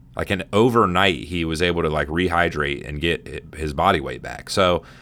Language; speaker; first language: English; native; English